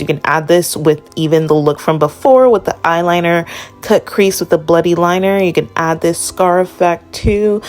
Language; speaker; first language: English; native; English